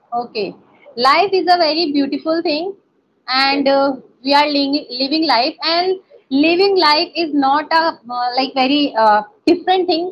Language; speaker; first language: English; non-native, local second language; Hindi